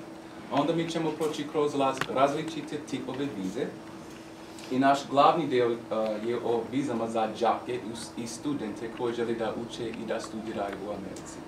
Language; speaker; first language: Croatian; non-native, learner; English